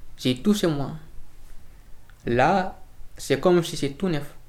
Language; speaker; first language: French; non-native, learner; Fula